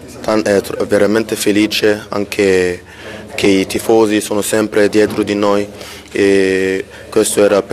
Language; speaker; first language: Italian; non-native, fluent; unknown